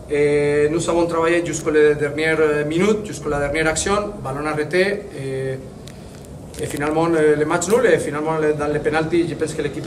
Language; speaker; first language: French; non-native, fluent; Spanish